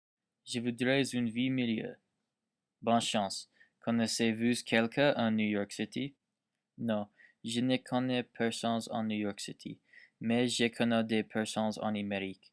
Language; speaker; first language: French; non-native, learner; English